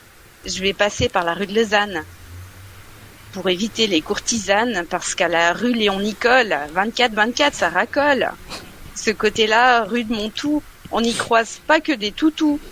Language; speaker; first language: French; native; French